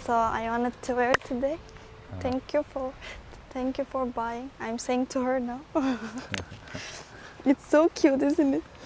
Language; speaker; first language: English; non-native, fluent; Turkish